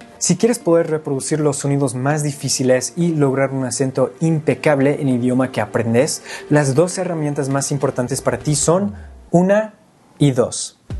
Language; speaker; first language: Spanish; non-native, fluent; English